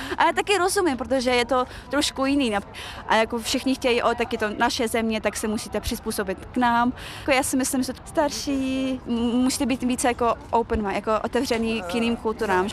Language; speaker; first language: Czech; early bilingual, other home language; Chechen